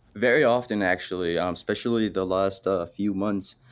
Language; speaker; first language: English; early bilingual, other home language; Arabic